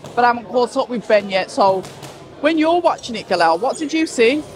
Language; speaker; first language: English; native; English